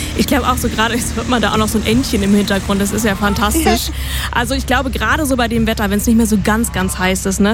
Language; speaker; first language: German; native; German